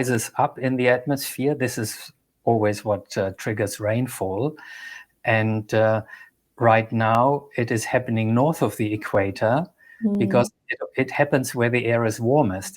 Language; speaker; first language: English; non-native, fluent; German